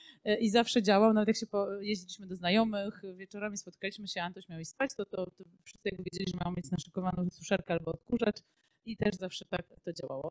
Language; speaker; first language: Polish; native; Polish